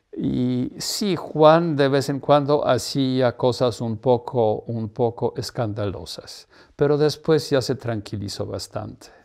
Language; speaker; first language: Spanish; non-native, fluent; Polish